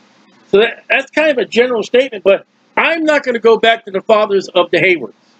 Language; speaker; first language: English; native; English